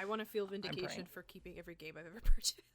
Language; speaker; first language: English; native; English